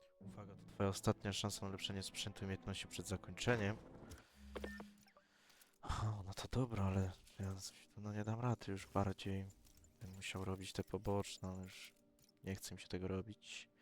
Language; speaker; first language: Polish; native; Polish